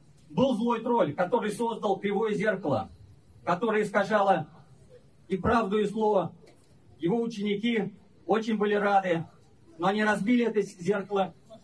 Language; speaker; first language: Russian; native; Russian